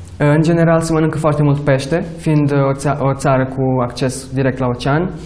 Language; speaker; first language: Romanian; early bilingual, other home language; Portuguese